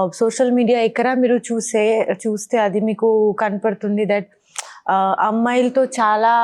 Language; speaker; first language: Telugu; non-native, learner; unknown